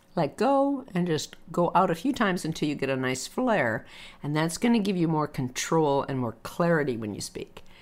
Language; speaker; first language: English; native; English